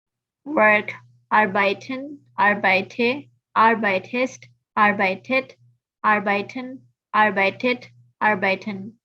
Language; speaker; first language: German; non-native, learner; Urdu